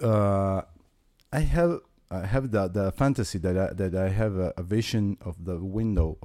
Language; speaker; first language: English; non-native, fluent; Spanish